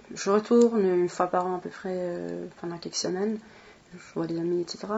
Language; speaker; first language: French; non-native, fluent; Swedish